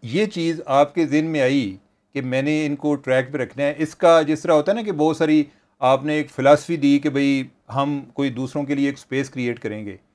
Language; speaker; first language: Urdu; non-native, local second language; Punjabi